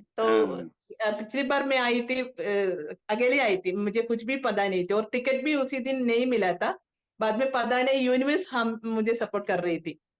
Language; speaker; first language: Hindi; non-native, local second language; Malayalam